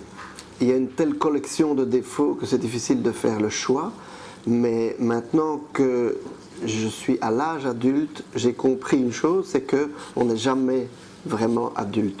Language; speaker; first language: French; native; French